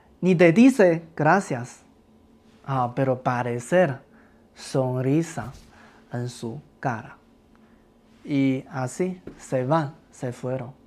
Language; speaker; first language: Spanish; non-native, learner; Chinese